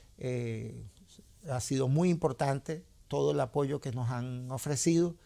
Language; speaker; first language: Spanish; native; Spanish